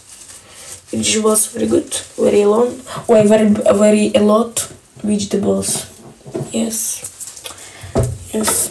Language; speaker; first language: English; non-native, learner; Russian